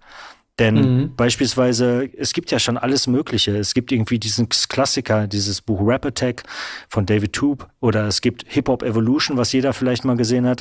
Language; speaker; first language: German; native; German